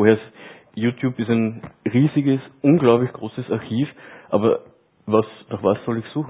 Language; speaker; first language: German; native; German